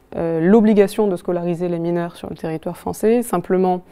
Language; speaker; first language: French; native; French